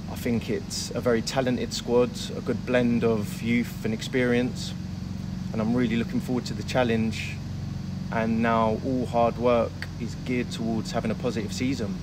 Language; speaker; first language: English; native; English